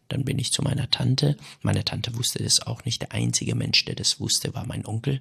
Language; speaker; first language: German; non-native, fluent; Persian